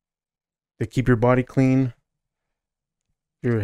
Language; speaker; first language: English; native; English